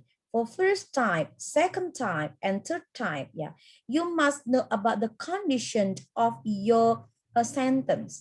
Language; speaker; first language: English; non-native, fluent; Indonesian